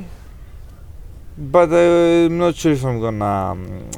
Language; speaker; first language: English; non-native, fluent; Greek